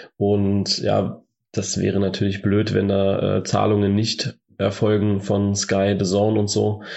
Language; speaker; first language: German; native; German